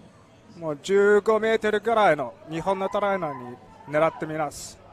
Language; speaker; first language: Japanese; non-native, learner; English